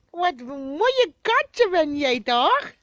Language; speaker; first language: Dutch; non-native, fluent; Spanish